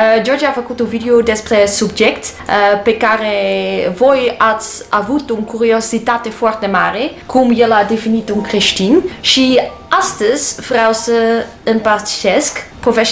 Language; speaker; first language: Romanian; non-native, learner; English